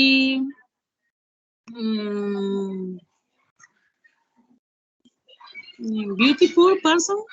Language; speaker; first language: English; non-native, learner; Spanish